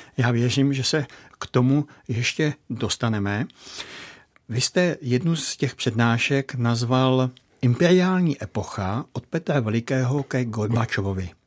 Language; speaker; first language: Czech; native; Czech